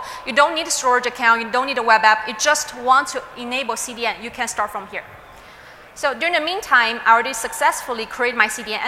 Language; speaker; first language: English; non-native, fluent; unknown